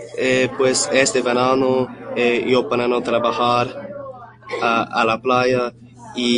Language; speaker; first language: Spanish; non-native, learner; English